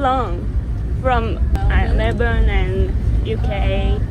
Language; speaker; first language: English; non-native, learner; Korean